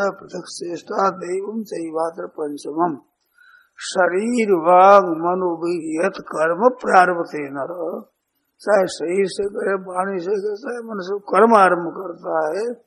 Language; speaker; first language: Hindi; native; Hindi